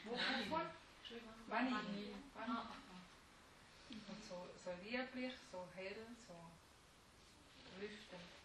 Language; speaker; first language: German; native; German